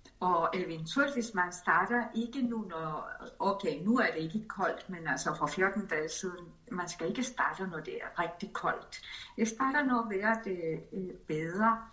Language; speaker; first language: Danish; early bilingual, other home language; Spanish